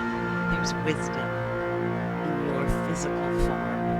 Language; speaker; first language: English; native; English